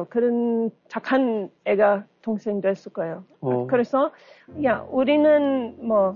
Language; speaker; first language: Korean; non-native, learner; English